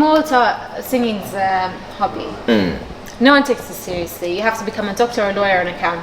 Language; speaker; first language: English; non-native, local second language; Maltese